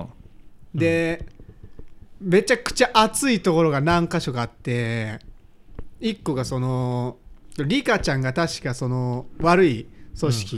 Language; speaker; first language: Japanese; native; Japanese